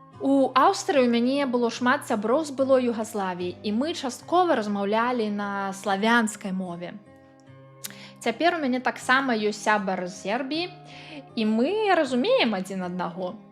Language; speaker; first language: Belarusian; non-native, local second language; Russian